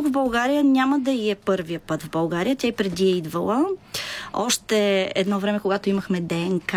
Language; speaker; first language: Bulgarian; native; Bulgarian